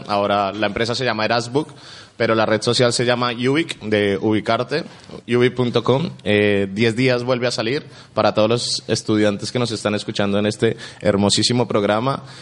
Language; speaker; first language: Spanish; native; Spanish